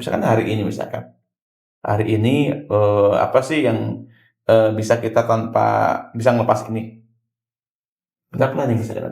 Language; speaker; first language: Indonesian; native; Indonesian